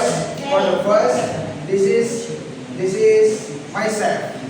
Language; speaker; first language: English; non-native, learner; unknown